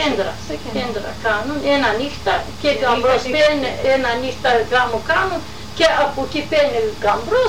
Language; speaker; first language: Greek; non-native, local second language; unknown